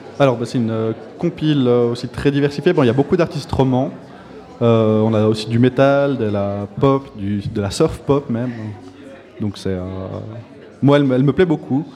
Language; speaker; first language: French; native; French